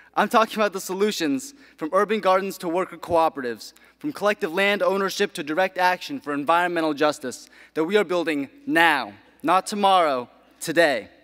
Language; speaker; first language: English; native; English